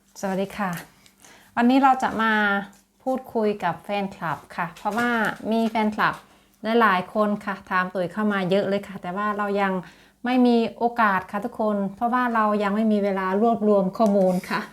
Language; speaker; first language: Thai; native; Thai